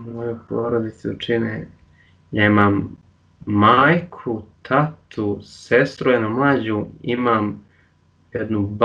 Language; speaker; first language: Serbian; early bilingual, heritage; Serbian